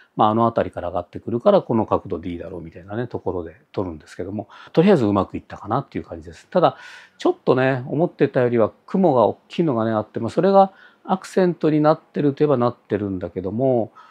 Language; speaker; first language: Japanese; native; Japanese